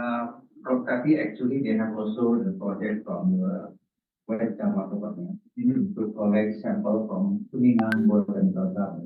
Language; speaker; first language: English; non-native, learner; Indonesian